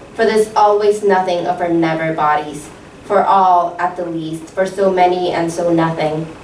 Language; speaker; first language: English; non-native, fluent; Spanish